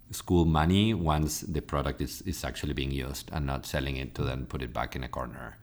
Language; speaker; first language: English; non-native, fluent; Spanish